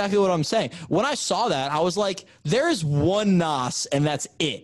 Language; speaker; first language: English; native; English